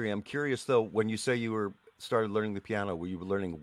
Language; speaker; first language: English; native; English